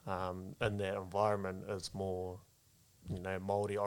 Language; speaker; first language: English; non-native, local second language; Māori